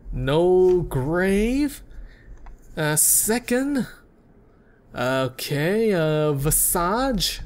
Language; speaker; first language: English; native; English